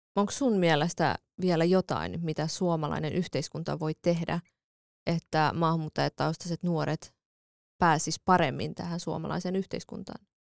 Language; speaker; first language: Finnish; early bilingual, other home language; Kurdish